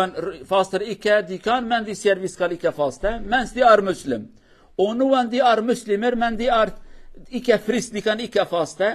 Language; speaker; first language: Norwegian; non-native, learner; Kurdish